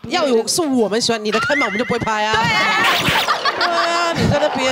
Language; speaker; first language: Chinese; native; Chinese